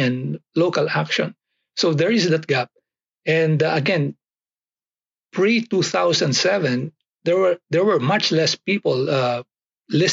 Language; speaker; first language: English; non-native, local second language; Filipino